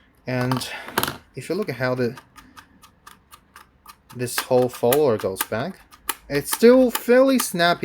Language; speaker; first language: English; non-native, fluent; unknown